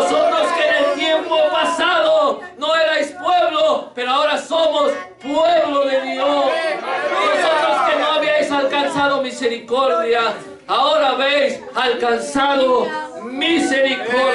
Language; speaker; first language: Spanish; native; Spanish